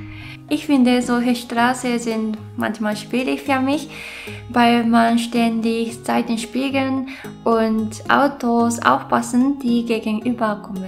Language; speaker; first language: German; non-native, fluent; Japanese